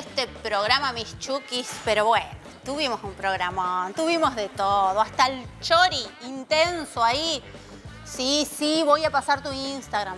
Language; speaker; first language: Spanish; native; Spanish